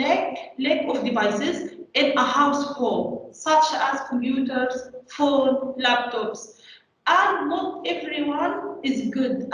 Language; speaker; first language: English; non-native, learner; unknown